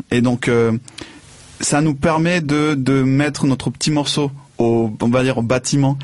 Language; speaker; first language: French; non-native, fluent; Spanish